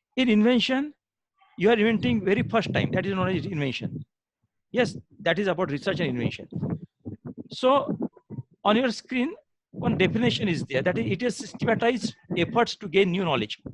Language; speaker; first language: English; non-native, local second language; Marathi